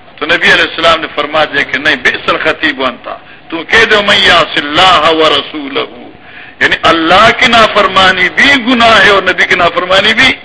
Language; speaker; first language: Urdu; non-native, local second language; Pashto